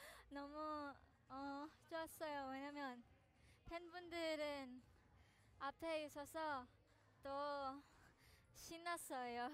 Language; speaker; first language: Korean; non-native, learner; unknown